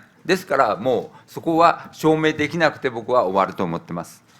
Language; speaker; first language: Japanese; native; Japanese